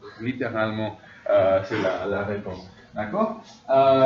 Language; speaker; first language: French; non-native, fluent; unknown